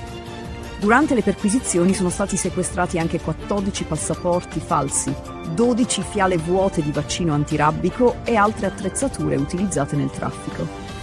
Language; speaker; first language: Italian; native; Italian